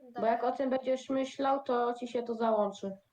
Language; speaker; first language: Polish; native; Polish